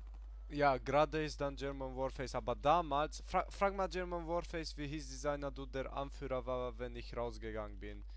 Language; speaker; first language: German; early bilingual, other home language; Hungarian